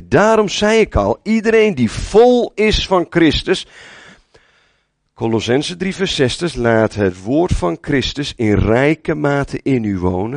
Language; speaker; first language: Dutch; native; Dutch